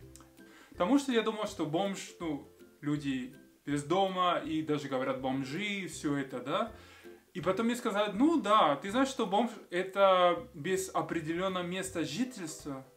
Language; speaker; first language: Russian; non-native, fluent; Spanish